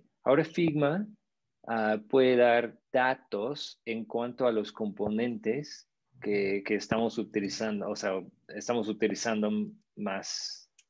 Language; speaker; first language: Spanish; non-native, fluent; English